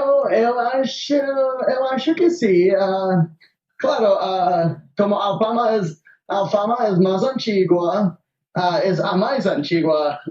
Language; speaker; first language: Portuguese; non-native, learner; Spanish